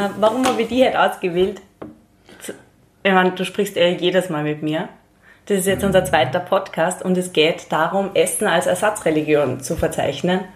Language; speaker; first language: German; native; German